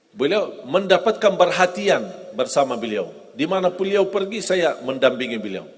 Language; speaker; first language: Indonesian; non-native, fluent; Arabic